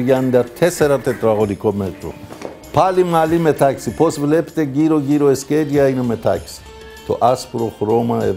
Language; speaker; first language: Greek; non-native, learner; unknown